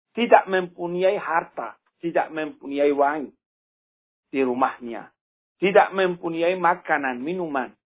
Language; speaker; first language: Indonesian; non-native, fluent; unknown